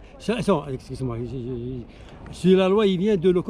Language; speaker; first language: French; non-native, learner; Arabic